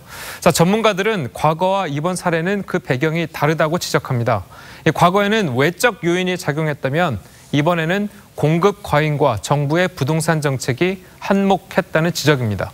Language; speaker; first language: Korean; native; Korean